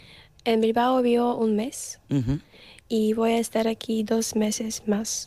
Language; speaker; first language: Spanish; non-native, learner; Slovak